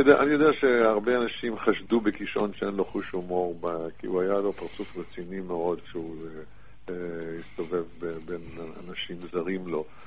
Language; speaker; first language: Hebrew; native; Hebrew